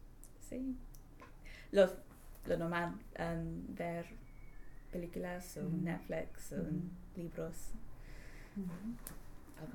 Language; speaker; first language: Spanish; non-native, learner; English